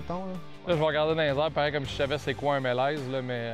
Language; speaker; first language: French; native; French